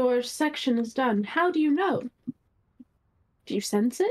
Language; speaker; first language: English; native; English